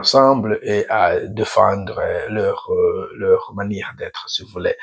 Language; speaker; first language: French; non-native, local second language; Rundi